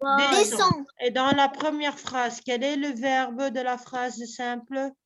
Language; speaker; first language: French; non-native, local second language; Arabic